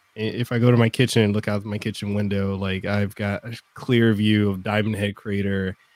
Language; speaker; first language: English; non-native, fluent; Samoan